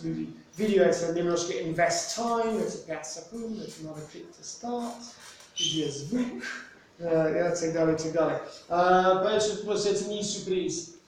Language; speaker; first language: Russian; non-native, fluent; English